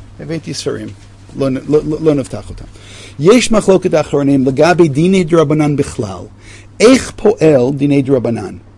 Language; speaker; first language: Hebrew; non-native, fluent; English